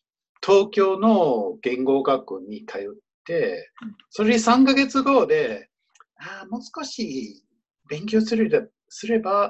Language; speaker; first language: Japanese; non-native, fluent; English